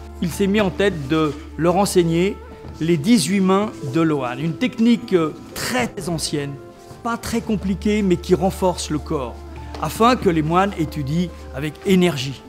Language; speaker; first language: French; native; French